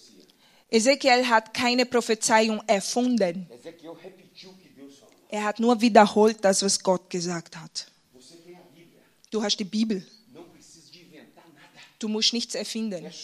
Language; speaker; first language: German; non-native, fluent; Portuguese